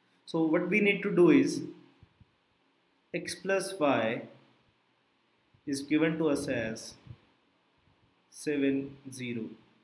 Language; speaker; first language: English; non-native, local second language; Hindi